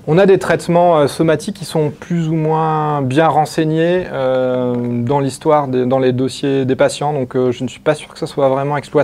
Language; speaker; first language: French; native; French